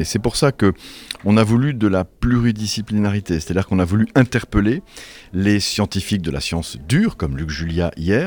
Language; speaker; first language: French; native; French